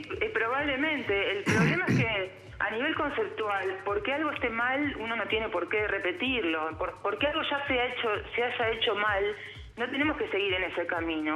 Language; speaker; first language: Spanish; native; Spanish